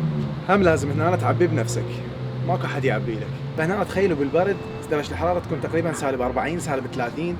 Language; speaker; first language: Arabic; native; Arabic